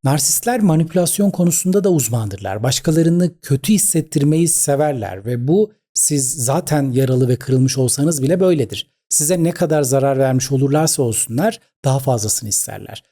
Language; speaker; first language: Turkish; native; Turkish